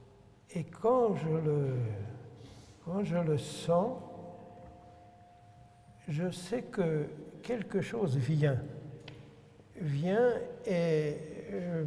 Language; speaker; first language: French; non-native, fluent; Hungarian